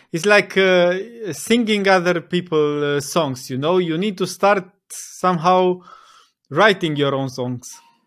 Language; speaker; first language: English; non-native, fluent; Romanian